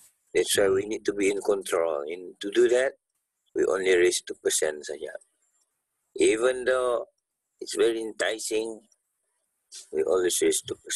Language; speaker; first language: English; non-native, local second language; Malay